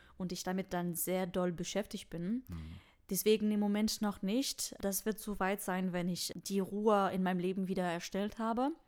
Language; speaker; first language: German; non-native, fluent; French